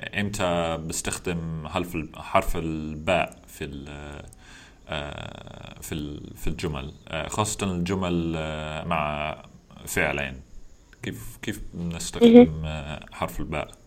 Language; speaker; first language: Arabic; non-native, learner; English